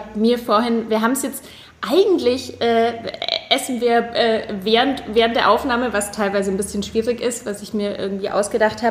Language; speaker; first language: German; native; German